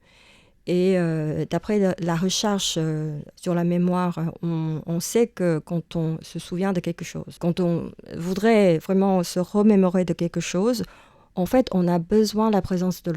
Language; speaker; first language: French; non-native, fluent; Chinese